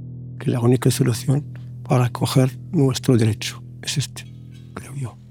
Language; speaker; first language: Spanish; non-native, fluent; Arabic